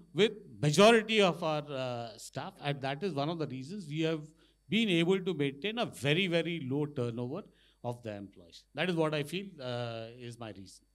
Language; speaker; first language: English; non-native, local second language; Marathi